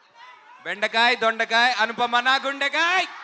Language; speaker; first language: Telugu; native; Telugu